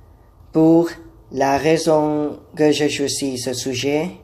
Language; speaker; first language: French; non-native, learner; Thai